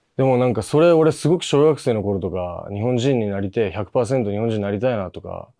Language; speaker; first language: Japanese; native; Japanese